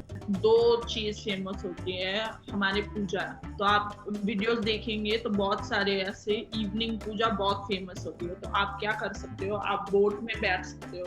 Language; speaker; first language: Hindi; non-native, local second language; Marathi